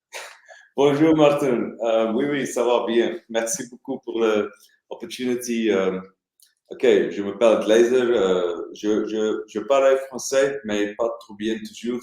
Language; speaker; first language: French; non-native, learner; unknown